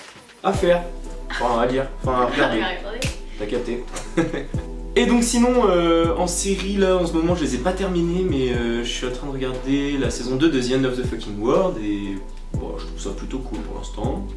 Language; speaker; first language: French; native; French